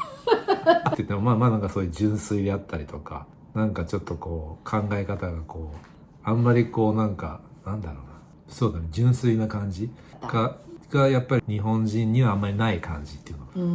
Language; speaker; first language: Japanese; native; Japanese